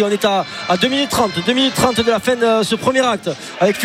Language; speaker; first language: French; native; French